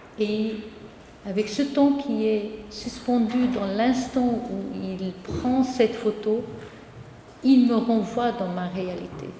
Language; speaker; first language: French; non-native, local second language; Arabic